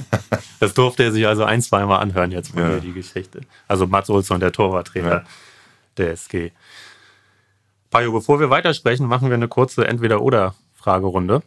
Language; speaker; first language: German; native; German